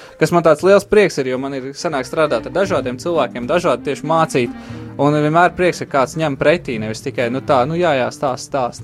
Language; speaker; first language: Latvian; native; Latvian